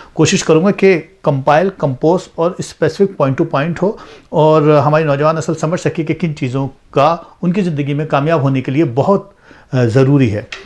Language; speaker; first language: Urdu; native; Urdu